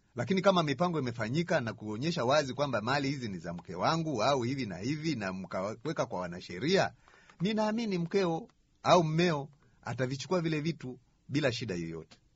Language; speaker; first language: Swahili; native; Swahili